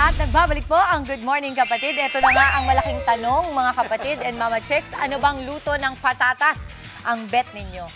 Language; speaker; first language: Filipino; non-native, local second language; Pampanga